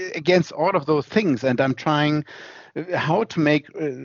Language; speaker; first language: English; non-native, fluent; German